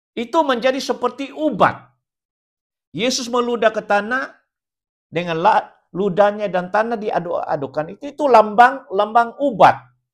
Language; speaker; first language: Malay; non-native, local second language; Central Dusun